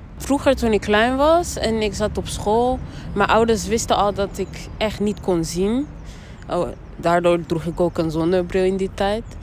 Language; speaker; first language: Dutch; early bilingual, other home language; Rundi